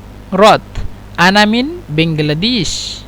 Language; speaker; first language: Arabic; non-native, fluent; Bangla